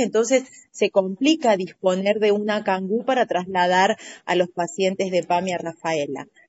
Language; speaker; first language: Spanish; native; Spanish